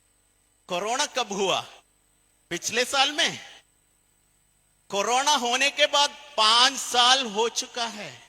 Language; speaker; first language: Hindi; non-native, local second language; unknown